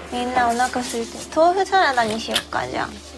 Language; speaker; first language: Japanese; native; Japanese